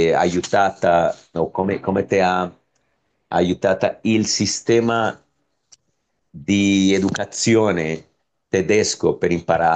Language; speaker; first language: Italian; non-native, fluent; Spanish